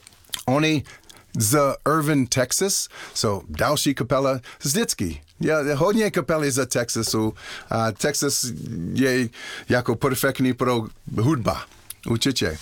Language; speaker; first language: Czech; non-native, learner; English